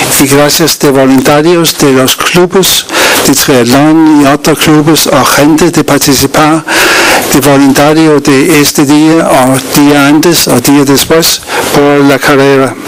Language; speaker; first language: Spanish; non-native, learner; Danish